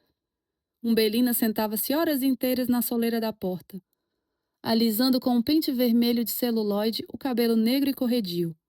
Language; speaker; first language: Portuguese; native; Portuguese